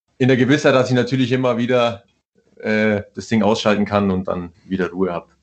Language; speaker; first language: German; early bilingual, other home language; Italian